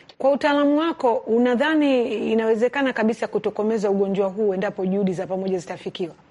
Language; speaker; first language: Swahili; native; Swahili